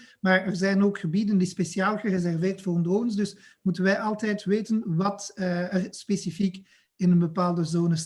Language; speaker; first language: Dutch; non-native, local second language; French